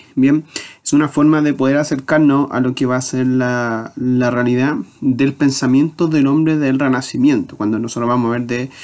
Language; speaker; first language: Spanish; native; Spanish